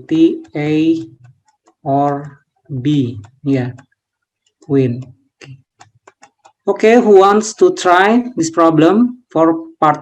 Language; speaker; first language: English; non-native, learner; Indonesian